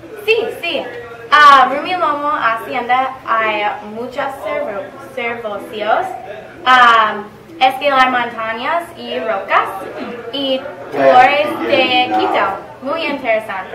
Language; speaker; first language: Spanish; non-native, learner; English